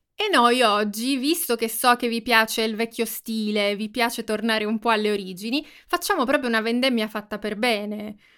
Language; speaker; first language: Italian; native; Italian